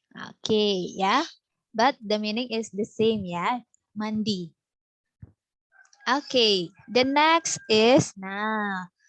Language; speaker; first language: English; non-native, fluent; Indonesian